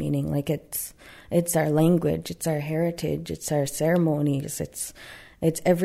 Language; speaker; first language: English; native; English